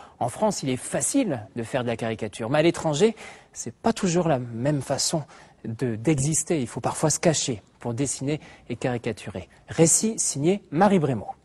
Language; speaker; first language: French; native; French